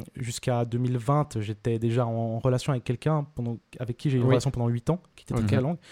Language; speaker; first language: French; early bilingual, other home language; Spanish